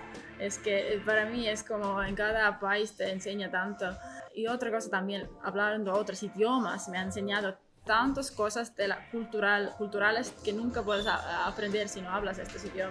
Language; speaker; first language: Spanish; non-native, learner; Estonian